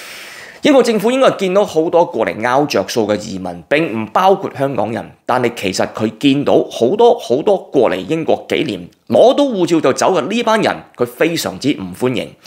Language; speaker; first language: Cantonese; native; Cantonese